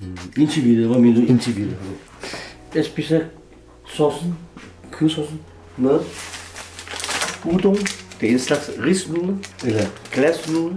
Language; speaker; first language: Danish; non-native, fluent; Chinese